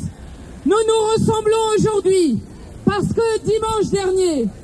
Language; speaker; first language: French; native; French